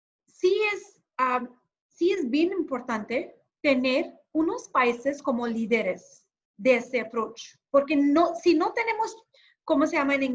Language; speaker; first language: Spanish; non-native, fluent; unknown